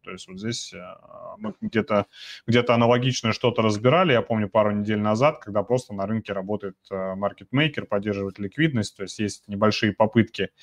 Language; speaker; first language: Russian; native; Russian